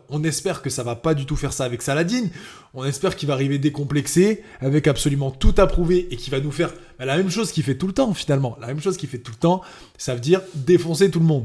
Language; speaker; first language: French; native; French